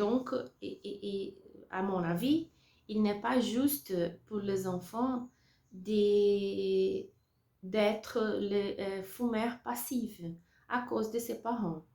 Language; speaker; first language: French; non-native, learner; Portuguese